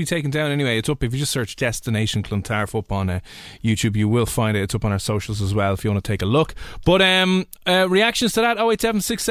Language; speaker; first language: English; native; English